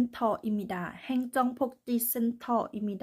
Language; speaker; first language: Korean; non-native, learner; Thai